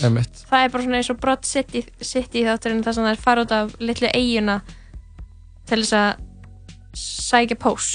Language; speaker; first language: Icelandic; native; Icelandic